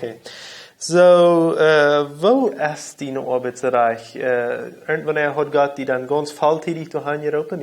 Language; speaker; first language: German; non-native, local second language; Low German